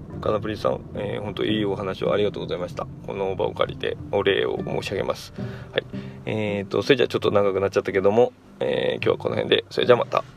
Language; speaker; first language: Japanese; native; Japanese